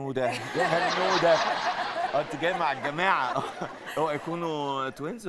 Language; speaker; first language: Arabic; native; Arabic